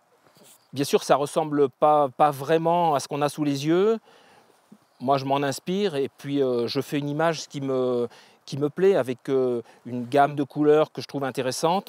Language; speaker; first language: French; native; French